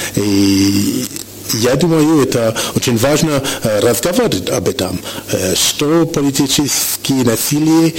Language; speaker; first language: Russian; non-native, learner; French